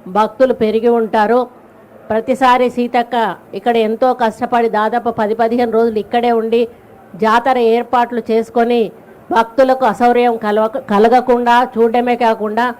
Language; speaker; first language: Telugu; native; Telugu